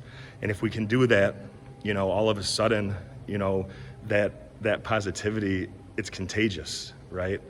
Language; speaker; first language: English; native; English